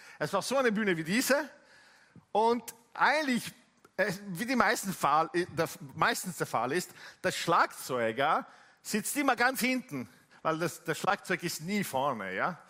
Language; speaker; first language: German; non-native, fluent; Italian